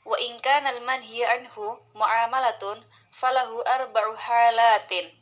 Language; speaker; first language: Arabic; non-native, learner; Indonesian